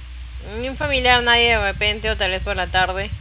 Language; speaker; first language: Spanish; native; Spanish